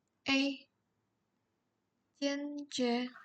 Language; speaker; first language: Chinese; non-native, learner; Indonesian